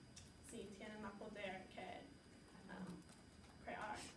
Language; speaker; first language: Spanish; non-native, learner; English